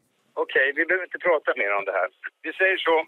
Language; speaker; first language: Swedish; native; Swedish